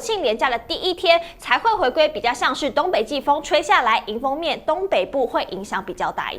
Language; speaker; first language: Chinese; native; Chinese